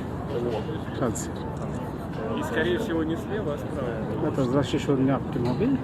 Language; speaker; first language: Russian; non-native, fluent; Bangla